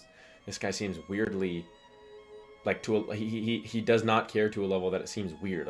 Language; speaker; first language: English; native; English